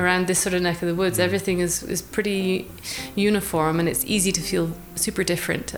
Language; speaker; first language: English; native; English